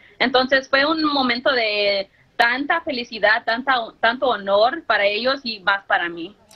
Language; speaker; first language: Spanish; early bilingual, heritage; Spanish